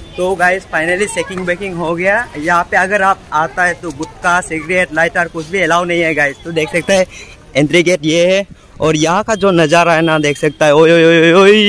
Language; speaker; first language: Hindi; non-native, local second language; Assamese